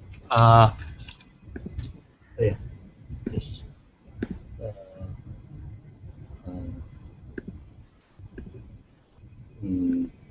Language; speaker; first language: English; non-native, learner; Chinese